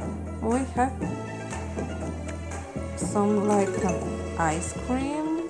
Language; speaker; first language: English; non-native, fluent; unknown